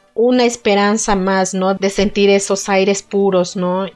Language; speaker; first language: Spanish; non-native, local second language; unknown